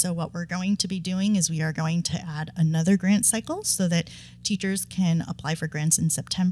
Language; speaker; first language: English; native; English